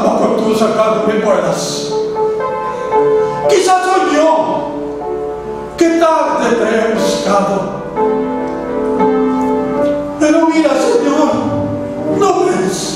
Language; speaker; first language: Spanish; native; Spanish